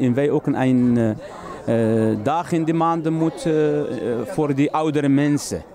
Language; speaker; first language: Dutch; non-native, learner; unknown